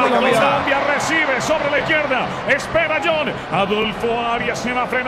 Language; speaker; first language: Spanish; native; Spanish